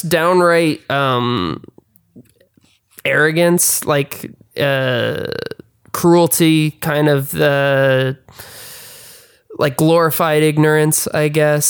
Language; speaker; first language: English; native; English